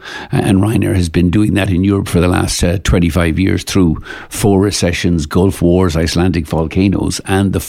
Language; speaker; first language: English; native; English